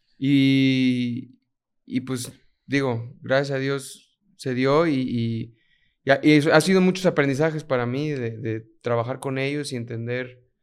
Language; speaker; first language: Spanish; native; Spanish